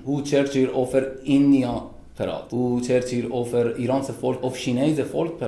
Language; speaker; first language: Dutch; non-native, fluent; Persian